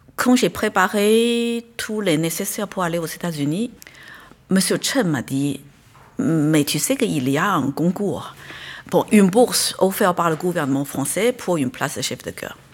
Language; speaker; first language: French; non-native, fluent; Chinese